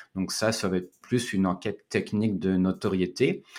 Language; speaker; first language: French; native; French